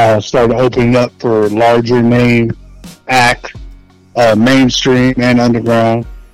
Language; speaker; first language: English; native; English